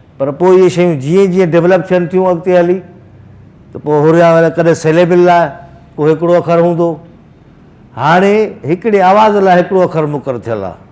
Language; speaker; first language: Sindhi; native; Sindhi